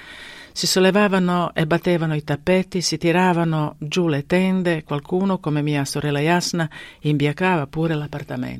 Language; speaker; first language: Italian; non-native, fluent; Bosnian